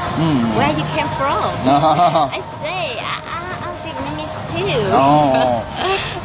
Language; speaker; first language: English; non-native, learner; Vietnamese